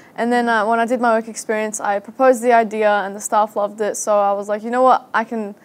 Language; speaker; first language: English; early bilingual, other home language; Arabic